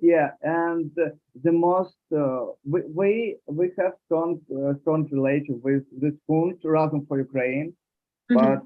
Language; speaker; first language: English; non-native, learner; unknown